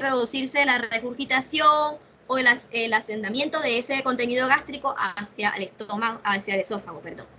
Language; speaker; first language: Spanish; native; Spanish